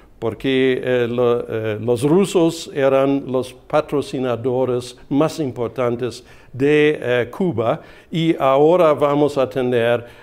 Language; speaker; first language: Spanish; non-native, fluent; German